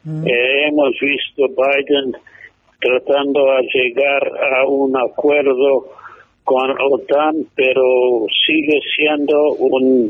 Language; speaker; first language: Spanish; non-native, fluent; English